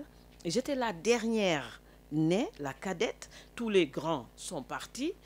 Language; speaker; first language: French; non-native, local second language; Wolof